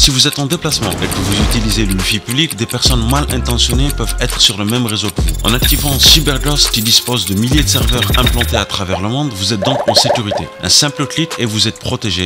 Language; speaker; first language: French; native; French